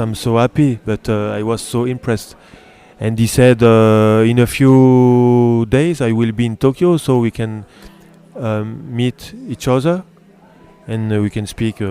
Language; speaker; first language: English; non-native, learner; French